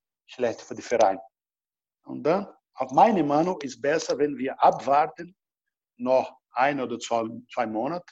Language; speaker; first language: German; non-native, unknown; Portuguese